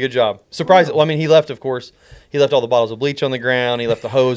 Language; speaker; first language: English; native; English